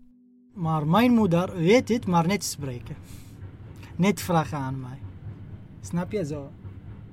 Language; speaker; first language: Dutch; non-native, learner; Arabic